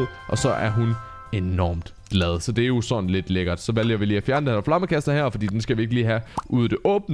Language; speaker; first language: Danish; native; Danish